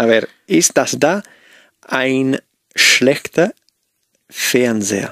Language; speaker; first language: German; non-native, learner; Spanish